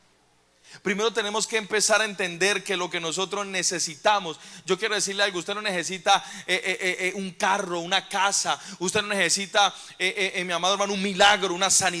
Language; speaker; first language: Spanish; native; Spanish